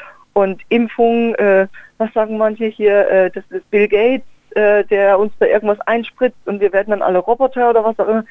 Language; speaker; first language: German; native; German